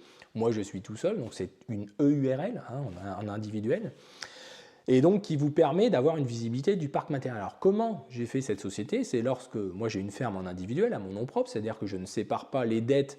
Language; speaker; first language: French; native; French